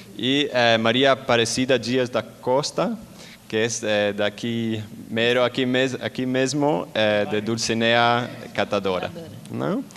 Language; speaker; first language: Portuguese; non-native, learner; Spanish